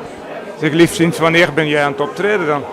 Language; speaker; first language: Dutch; native; Dutch